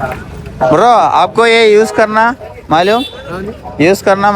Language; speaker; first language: Hindi; non-native, local second language; Malayalam